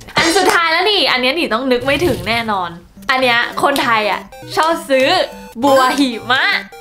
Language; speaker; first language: Thai; native; Thai